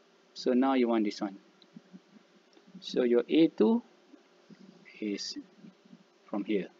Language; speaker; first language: English; non-native, local second language; Malay